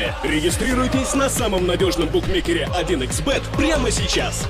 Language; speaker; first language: Russian; native; Russian